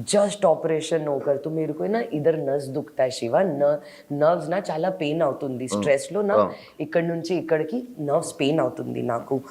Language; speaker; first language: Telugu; non-native, learner; Hindi